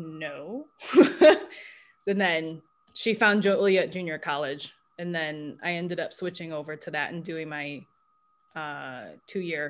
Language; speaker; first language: English; native; English